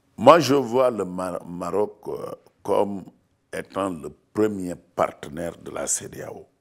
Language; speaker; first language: French; non-native, local second language; Wolof